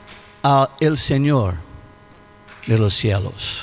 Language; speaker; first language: Spanish; non-native, learner; Portuguese